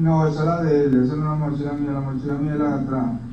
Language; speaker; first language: Spanish; native; Spanish